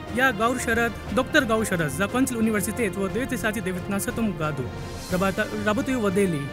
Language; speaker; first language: Russian; non-native, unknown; Hindi